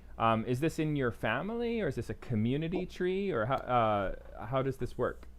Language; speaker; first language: English; native; English